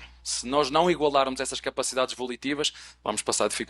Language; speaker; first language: Portuguese; native; Portuguese